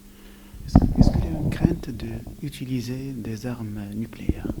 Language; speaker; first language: French; non-native, local second language; Arabic